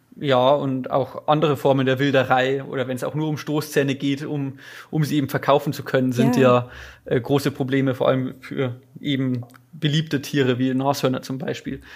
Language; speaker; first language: German; native; German